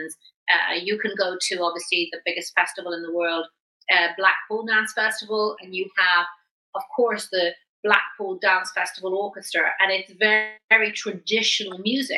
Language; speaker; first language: English; native; English